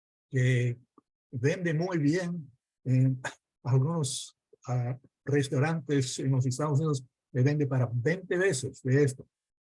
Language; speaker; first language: Spanish; non-native, fluent; English